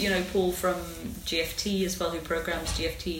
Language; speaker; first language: English; native; English